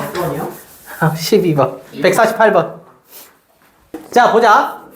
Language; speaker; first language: Korean; native; Korean